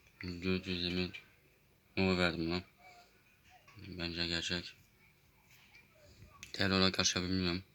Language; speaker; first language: Turkish; early bilingual, heritage; Turkish